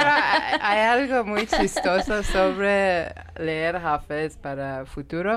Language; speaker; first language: Spanish; non-native, learner; Persian